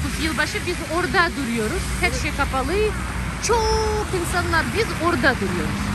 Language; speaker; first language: Turkish; non-native, learner; Russian